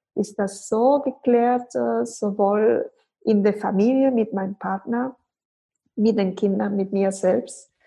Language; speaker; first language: German; non-native, fluent; Spanish